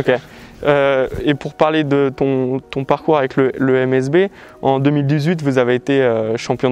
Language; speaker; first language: French; native; French